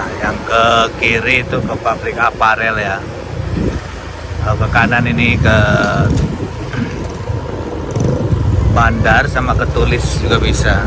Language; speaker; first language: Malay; non-native, local second language; Javanese